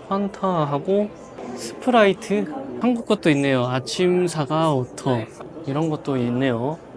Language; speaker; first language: Korean; native; Korean